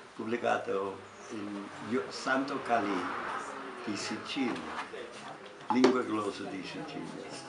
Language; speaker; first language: Italian; non-native, learner; English